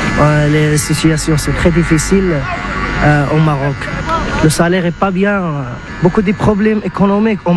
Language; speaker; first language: French; non-native, local second language; Arabic